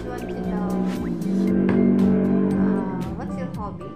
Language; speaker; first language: English; non-native, fluent; Indonesian